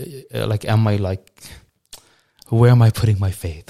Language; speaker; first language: English; native; English